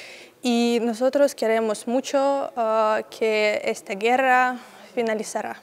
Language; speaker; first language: Spanish; non-native, learner; Russian